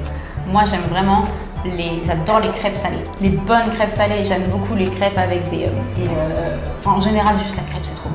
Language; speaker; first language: French; native; French